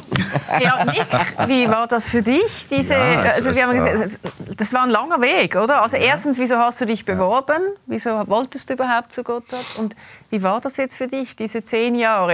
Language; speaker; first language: German; native; German